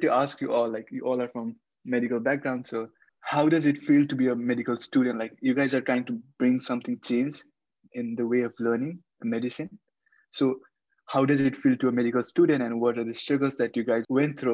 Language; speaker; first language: English; non-native, local second language; Nepali